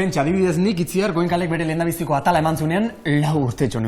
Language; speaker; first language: Basque; native; Basque